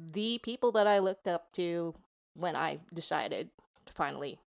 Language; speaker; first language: English; non-native, local second language; Filipino